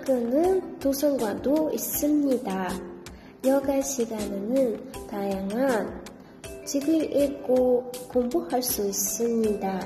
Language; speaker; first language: Korean; non-native, learner; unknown